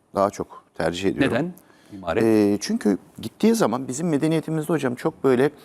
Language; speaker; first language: Turkish; native; Turkish